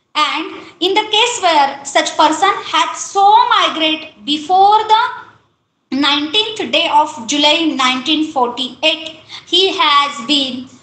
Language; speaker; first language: English; non-native, local second language; Marathi